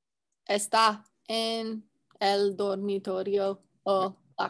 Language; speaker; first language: Spanish; non-native, learner; English